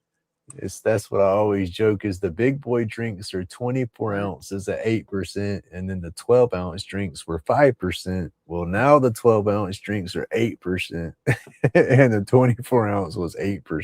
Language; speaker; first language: English; native; English